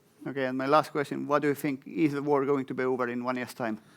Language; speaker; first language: English; non-native, fluent; Estonian